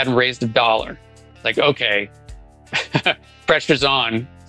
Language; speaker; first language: English; native; English